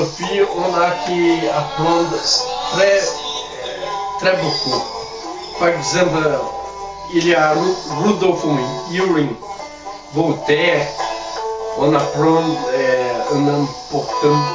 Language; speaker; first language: French; non-native, learner; Spanish